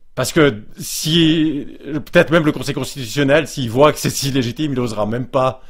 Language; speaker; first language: French; native; French